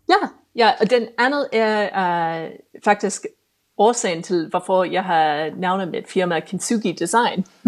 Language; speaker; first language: Danish; non-native, fluent; English